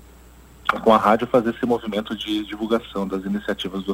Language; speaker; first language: Portuguese; native; Portuguese